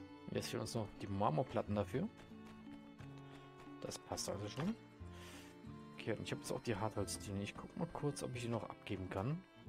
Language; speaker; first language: German; native; German